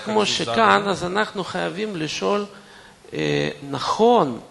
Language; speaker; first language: Hebrew; non-native, fluent; Russian